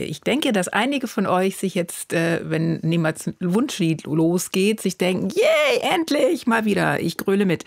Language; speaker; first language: German; native; German